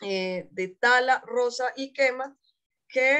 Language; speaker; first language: Spanish; native; Spanish